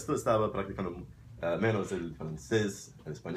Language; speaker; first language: Spanish; non-native, fluent; Portuguese